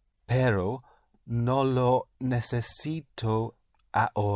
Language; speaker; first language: Spanish; non-native, learner; English